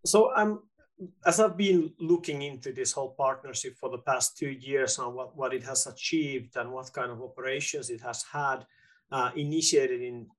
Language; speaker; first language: English; non-native, fluent; Finnish